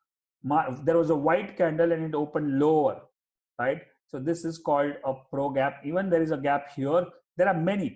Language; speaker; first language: English; non-native, local second language; Hindi